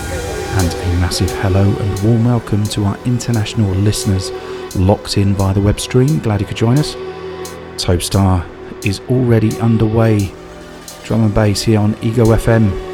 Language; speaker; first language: English; native; English